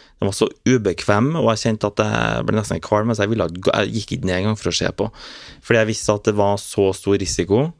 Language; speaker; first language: Norwegian; native; Norwegian